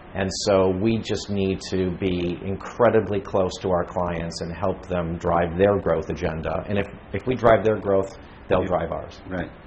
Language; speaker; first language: English; native; English